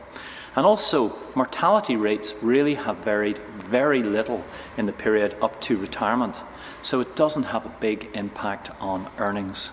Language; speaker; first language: English; native; English